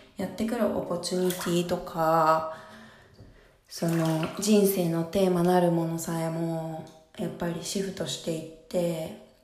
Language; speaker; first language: Japanese; native; Japanese